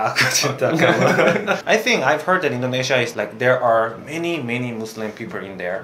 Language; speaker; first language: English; non-native, fluent; Korean